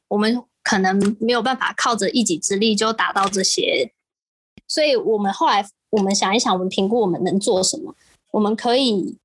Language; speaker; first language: Chinese; native; Chinese